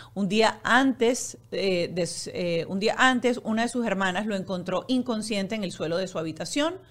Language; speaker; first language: Spanish; native; Spanish